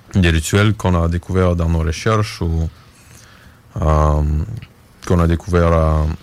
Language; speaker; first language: French; non-native, fluent; Bulgarian